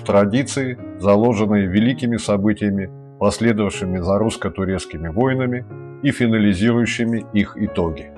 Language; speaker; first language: Russian; native; Russian